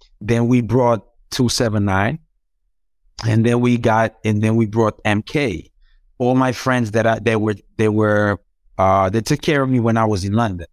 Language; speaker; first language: English; non-native, fluent; Croatian